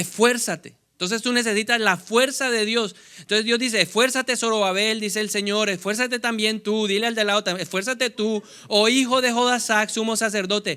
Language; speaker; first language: Spanish; native; Spanish